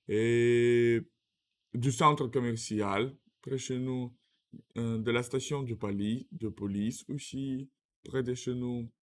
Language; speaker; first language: French; non-native, learner; Russian